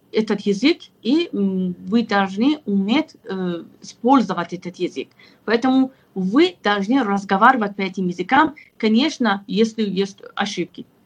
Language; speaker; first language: Russian; non-native, fluent; Persian